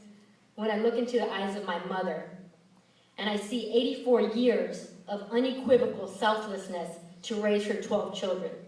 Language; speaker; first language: English; early bilingual, other home language; Spanish